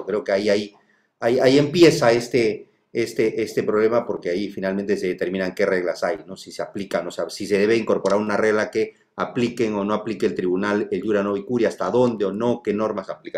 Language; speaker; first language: Spanish; native; Spanish